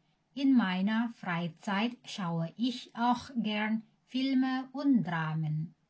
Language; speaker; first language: German; non-native, learner; Indonesian